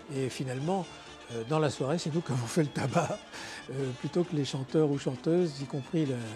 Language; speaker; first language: French; native; French